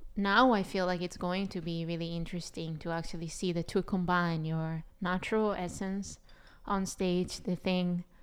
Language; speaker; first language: English; non-native, fluent; Hebrew